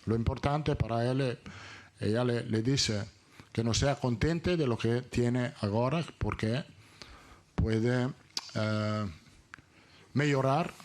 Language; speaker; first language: Spanish; non-native, fluent; Italian